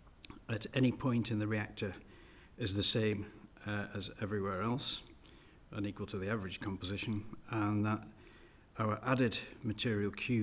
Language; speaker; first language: English; native; English